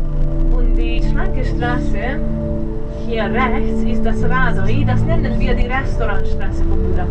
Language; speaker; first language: German; non-native, fluent; Hungarian